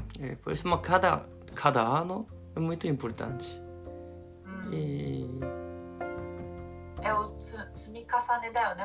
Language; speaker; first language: Portuguese; non-native, learner; Japanese